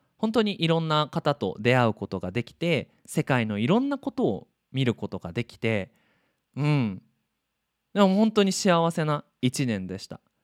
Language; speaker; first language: Japanese; native; Japanese